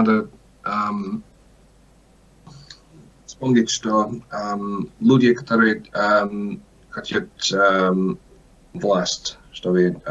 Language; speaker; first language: Russian; non-native, learner; English